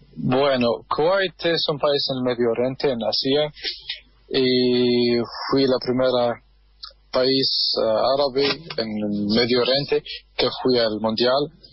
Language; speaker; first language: Spanish; non-native, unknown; Arabic